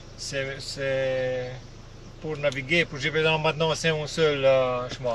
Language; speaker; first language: French; non-native, learner; Romanian